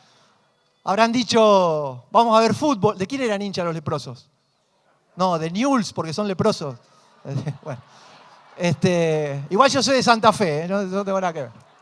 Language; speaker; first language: Spanish; native; Spanish